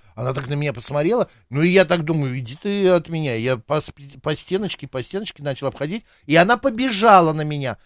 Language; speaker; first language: Russian; native; Russian